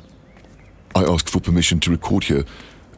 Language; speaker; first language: English; non-native, local second language; Dutch